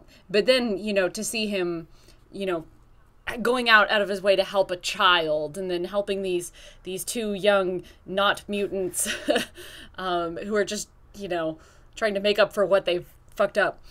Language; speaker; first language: English; native; English